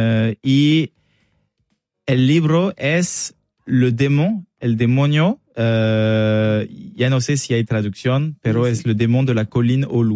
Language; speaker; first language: Spanish; non-native, learner; French